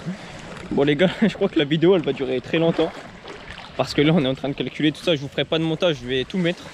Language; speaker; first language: French; native; French